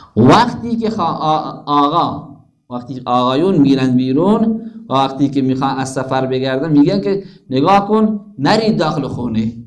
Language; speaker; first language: Persian; native; Persian